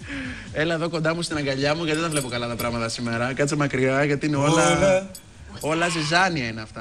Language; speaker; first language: Greek; native; Greek